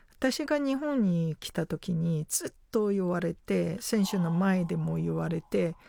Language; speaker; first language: Japanese; non-native, fluent; Chinese